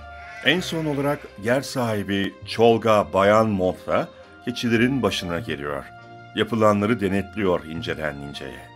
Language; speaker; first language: Turkish; native; Turkish